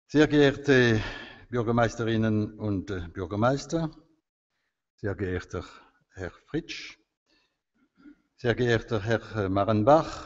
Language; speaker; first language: German; non-native, fluent; French